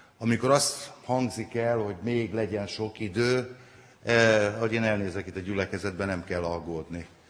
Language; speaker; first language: Hungarian; native; Hungarian